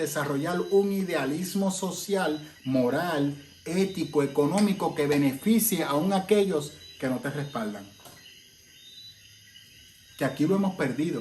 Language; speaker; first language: Spanish; native; Spanish